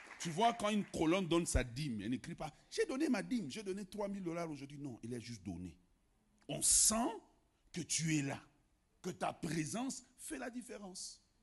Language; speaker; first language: French; non-native, local second language; Lingala